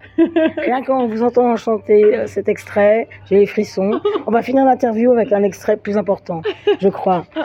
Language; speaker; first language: French; native; French